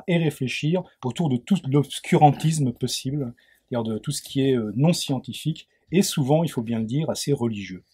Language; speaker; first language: French; native; French